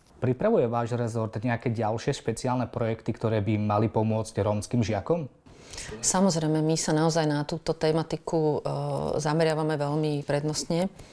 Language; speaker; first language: Slovak; native; Slovak